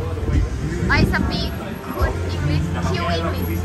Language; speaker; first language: English; non-native, learner; Thai